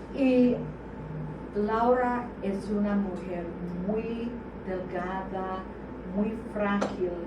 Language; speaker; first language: Spanish; non-native, fluent; English